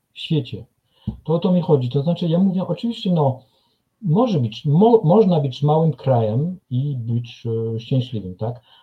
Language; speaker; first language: Polish; non-native, fluent; French